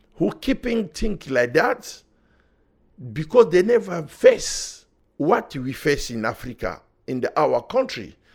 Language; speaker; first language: English; non-native, learner; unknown